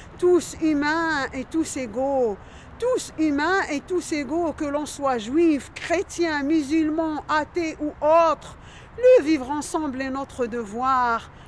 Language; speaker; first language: French; non-native, local second language; Arabic